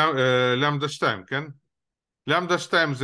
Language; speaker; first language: Hebrew; non-native, fluent; Russian